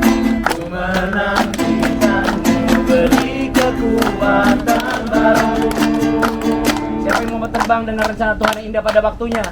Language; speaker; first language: Indonesian; native; Indonesian